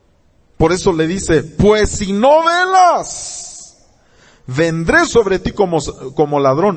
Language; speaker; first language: Spanish; native; Spanish